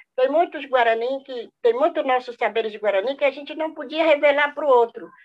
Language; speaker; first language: Portuguese; non-native, local second language; Guarani